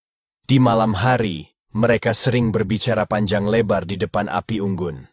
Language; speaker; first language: Indonesian; native; Indonesian